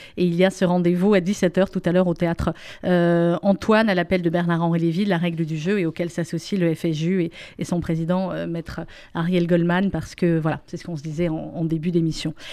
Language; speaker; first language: French; native; French